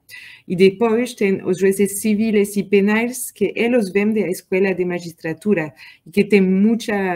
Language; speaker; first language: Portuguese; non-native, learner; French